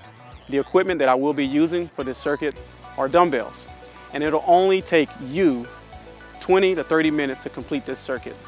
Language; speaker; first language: English; native; English